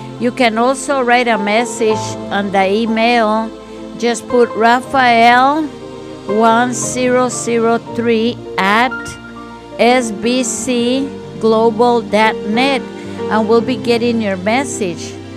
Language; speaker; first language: English; early bilingual, other home language; Spanish